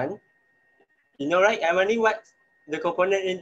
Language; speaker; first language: English; non-native, local second language; Malay